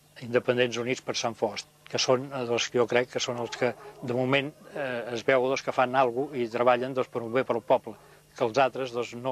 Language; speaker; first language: Catalan; native; Catalan